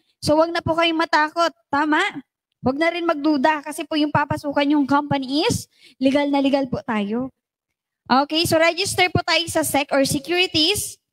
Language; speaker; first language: Filipino; non-native, local second language; Bikol